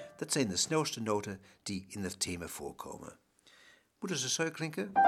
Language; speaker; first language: Dutch; non-native, fluent; English